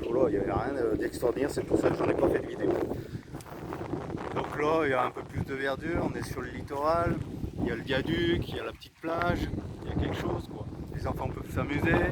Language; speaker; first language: French; native; French